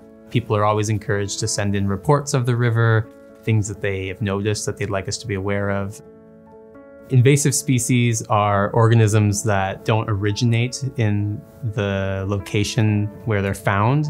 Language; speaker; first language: English; native; English